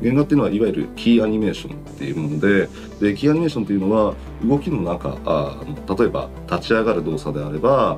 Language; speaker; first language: Japanese; native; Japanese